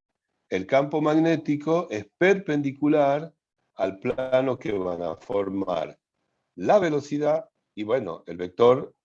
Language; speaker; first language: Spanish; native; Spanish